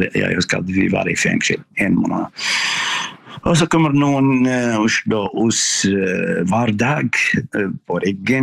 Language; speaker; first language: Norwegian; non-native, learner; Arabic